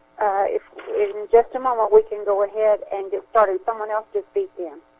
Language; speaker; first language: English; native; English